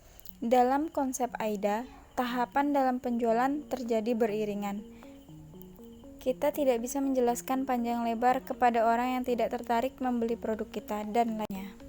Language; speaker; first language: Indonesian; native; Indonesian